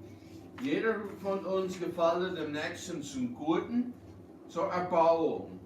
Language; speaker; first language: German; early bilingual, heritage; English